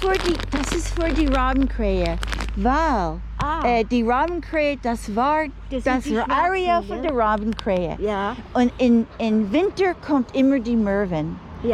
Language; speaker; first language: German; non-native, learner; English